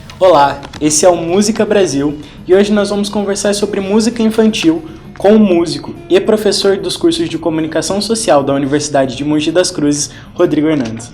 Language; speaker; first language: Portuguese; native; Portuguese